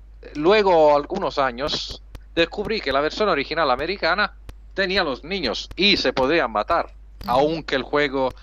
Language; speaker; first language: Spanish; non-native, fluent; Italian